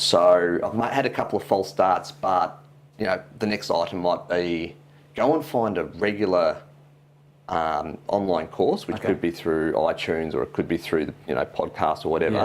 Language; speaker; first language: English; native; English